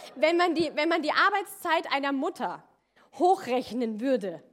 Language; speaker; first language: German; native; German